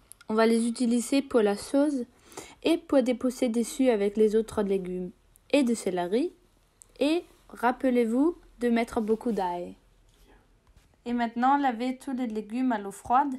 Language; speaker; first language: French; non-native, fluent; English